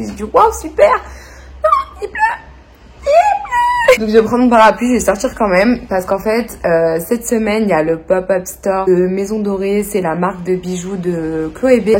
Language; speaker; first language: French; native; French